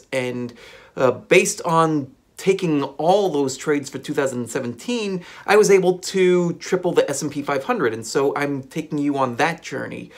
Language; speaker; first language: English; native; English